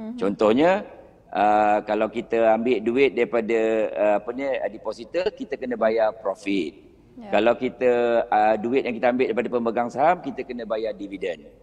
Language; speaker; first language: Malay; native; Malay